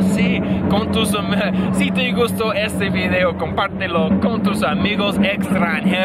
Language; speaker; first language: Spanish; non-native, learner; English